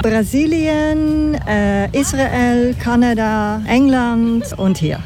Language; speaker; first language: German; non-native, fluent; Dutch